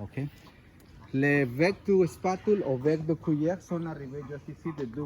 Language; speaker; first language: French; non-native, learner; Spanish